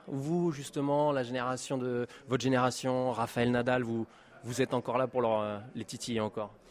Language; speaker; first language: French; native; French